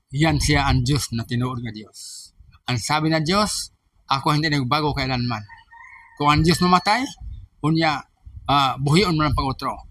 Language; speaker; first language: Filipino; non-native, local second language; Cebuano